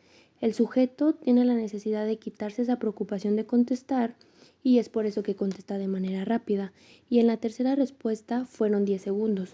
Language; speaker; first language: Spanish; native; Spanish